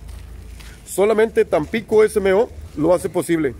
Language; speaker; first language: Spanish; native; Spanish